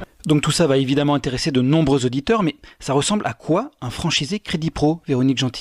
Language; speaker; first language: French; native; French